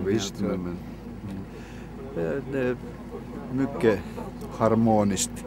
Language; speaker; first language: Swedish; non-native, local second language; Finnish